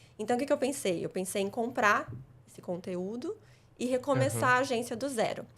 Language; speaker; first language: Portuguese; native; Portuguese